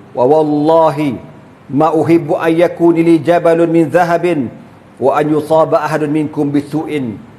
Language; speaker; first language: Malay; native; Malay